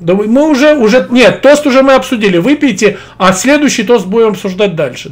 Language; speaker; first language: Russian; native; Russian